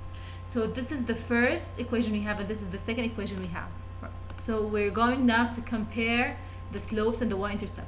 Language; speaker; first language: English; non-native, fluent; Arabic